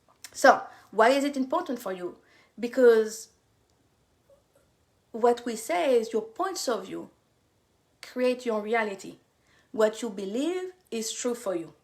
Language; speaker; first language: English; non-native, fluent; French